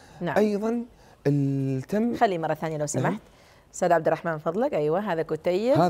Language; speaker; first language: Arabic; native; Arabic